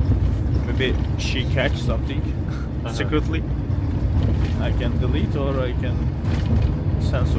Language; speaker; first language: English; non-native, learner; Turkish